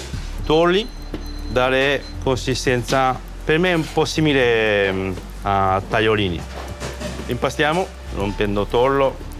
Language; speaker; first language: Italian; non-native, learner; Japanese